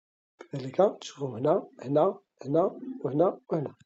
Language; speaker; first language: French; non-native, fluent; Arabic